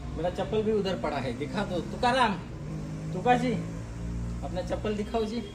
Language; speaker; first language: Hindi; non-native, local second language; Marathi